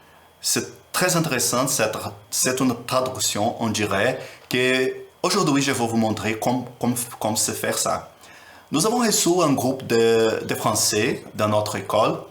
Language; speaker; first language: French; non-native, learner; Portuguese